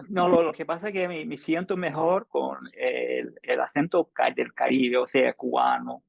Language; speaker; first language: Spanish; non-native, fluent; English